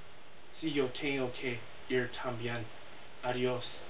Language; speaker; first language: Spanish; non-native, learner; English